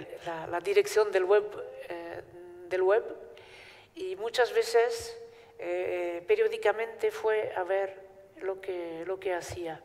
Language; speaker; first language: Spanish; non-native, fluent; Basque